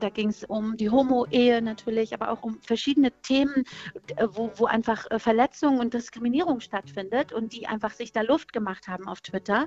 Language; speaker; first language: German; early bilingual, other home language; Persian